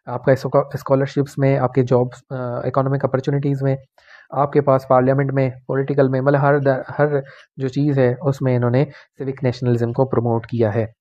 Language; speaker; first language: Urdu; non-native, local second language; Punjabi